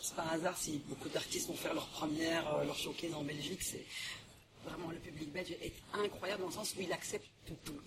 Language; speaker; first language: French; native; French